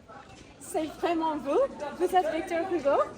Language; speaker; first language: French; non-native, learner; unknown